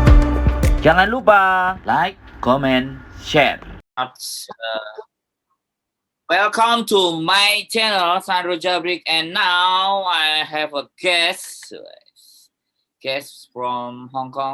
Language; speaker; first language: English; non-native, learner; Indonesian